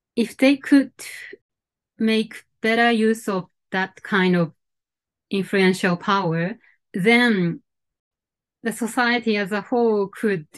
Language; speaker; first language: English; non-native, fluent; Japanese